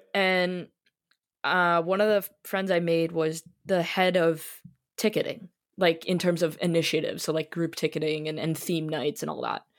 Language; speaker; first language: English; native; English